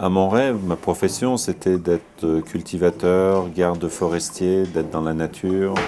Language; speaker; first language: French; early bilingual, other home language; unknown